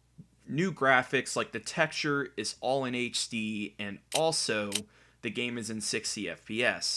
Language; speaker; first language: English; native; English